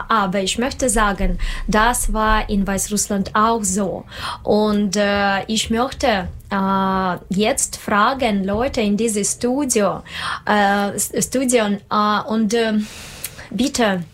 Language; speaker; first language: German; non-native, learner; Russian